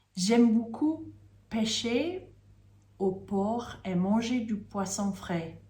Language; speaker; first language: French; non-native, learner; English